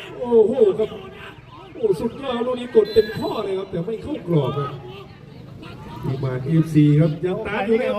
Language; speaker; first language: Thai; native; Thai